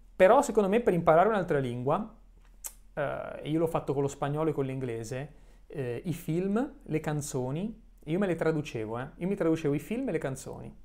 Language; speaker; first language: Italian; native; Italian